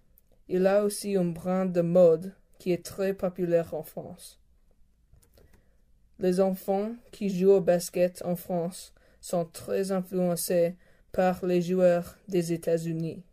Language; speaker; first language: French; non-native, learner; English